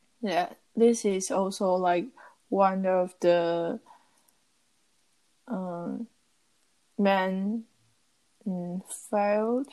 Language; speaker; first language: English; non-native, learner; Chinese